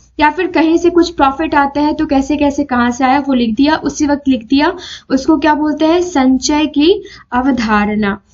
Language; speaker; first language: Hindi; native; Hindi